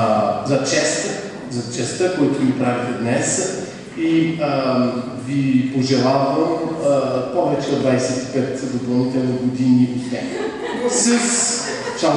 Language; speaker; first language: Bulgarian; non-native, fluent; French